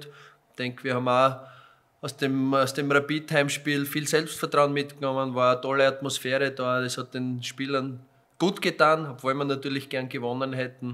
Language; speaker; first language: German; native; German